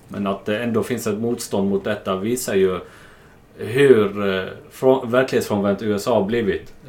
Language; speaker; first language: Swedish; non-native, fluent; Arabic